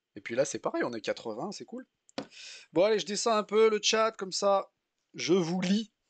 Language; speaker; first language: French; native; French